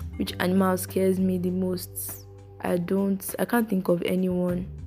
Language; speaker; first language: English; non-native, local second language; Yoruba